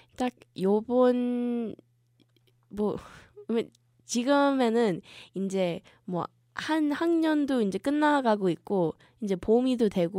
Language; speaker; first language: Korean; early bilingual, heritage; Korean